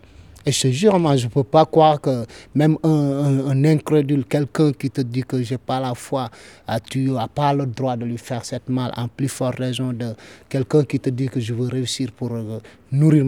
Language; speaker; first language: French; non-native, local second language; Fula